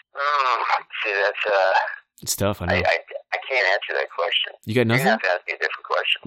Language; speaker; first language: English; native; English